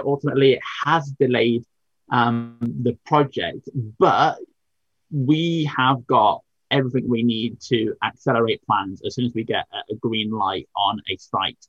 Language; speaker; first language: English; native; English